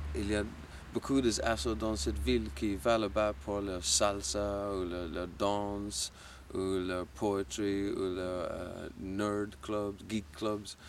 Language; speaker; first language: French; non-native, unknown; English